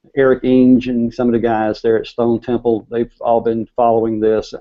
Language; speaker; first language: English; native; English